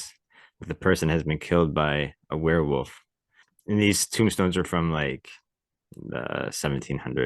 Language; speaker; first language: English; native; English